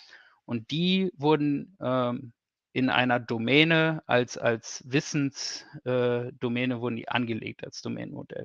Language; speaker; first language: German; native; German